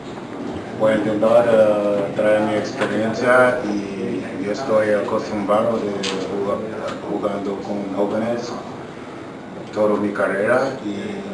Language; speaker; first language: Spanish; non-native, learner; English